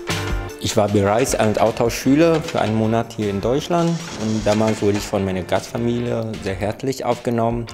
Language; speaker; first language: German; non-native, fluent; Vietnamese